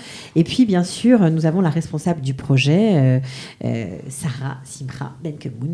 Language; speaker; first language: French; native; French